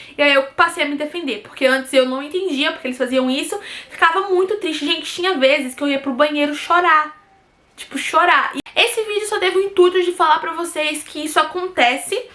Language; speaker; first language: Portuguese; native; Portuguese